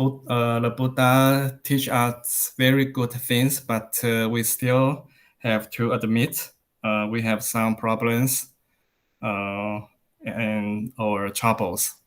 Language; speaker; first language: English; non-native, learner; Chinese